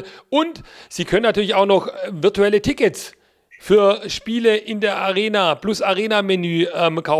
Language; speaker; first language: German; native; German